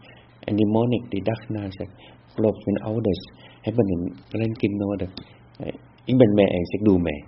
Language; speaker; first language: Dutch; non-native, fluent; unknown